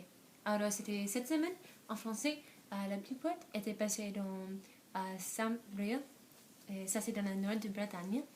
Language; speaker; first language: French; non-native, learner; English